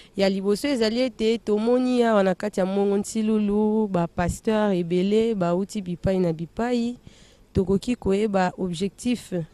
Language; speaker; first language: Lingala; non-native, local second language; Kongo